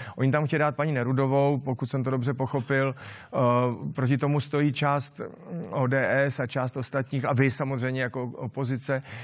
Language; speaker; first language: Czech; native; Czech